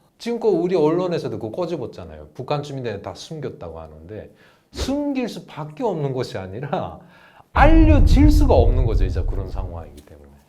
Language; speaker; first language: Korean; native; Korean